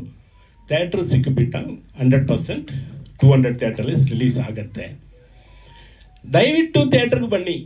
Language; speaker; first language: Kannada; non-native, learner; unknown